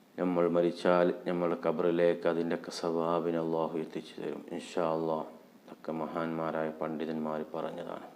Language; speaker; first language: Malayalam; native; Malayalam